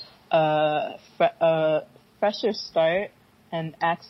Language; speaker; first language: English; early bilingual, other home language; Akan